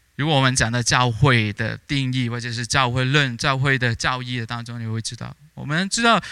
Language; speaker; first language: Chinese; native; Chinese